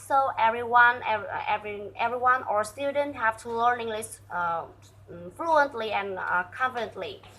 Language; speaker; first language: English; non-native, learner; Vietnamese